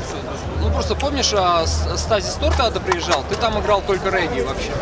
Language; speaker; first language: Russian; native; Russian